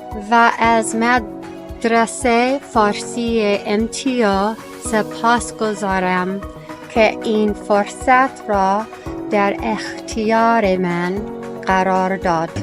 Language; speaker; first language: Persian; non-native, learner; English